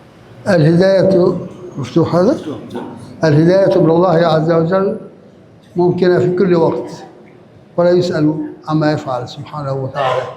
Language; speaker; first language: Arabic; native; Arabic